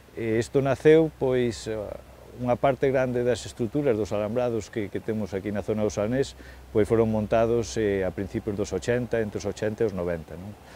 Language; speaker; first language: Galician; native; Galician